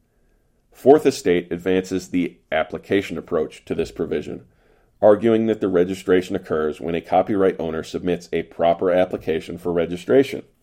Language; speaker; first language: English; native; English